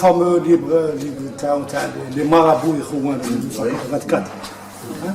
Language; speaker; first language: French; non-native, local second language; Arabic